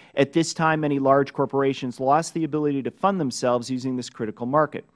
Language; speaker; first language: English; native; English